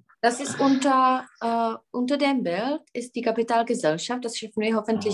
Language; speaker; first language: German; non-native, learner; Czech